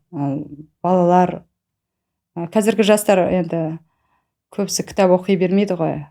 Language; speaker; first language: Kazakh; native; Kazakh